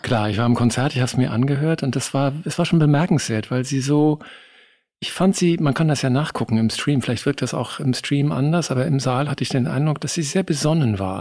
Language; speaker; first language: German; native; German